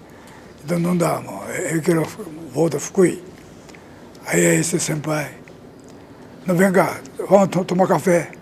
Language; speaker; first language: Portuguese; non-native, learner; Japanese